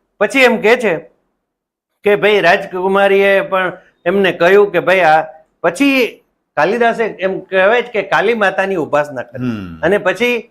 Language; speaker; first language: Gujarati; native; Gujarati